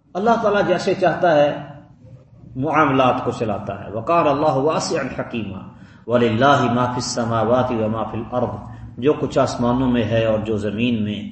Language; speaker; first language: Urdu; non-native, local second language; Punjabi